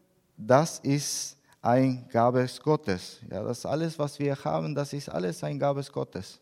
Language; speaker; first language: German; non-native, learner; Spanish